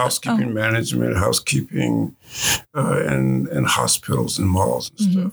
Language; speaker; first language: English; native; English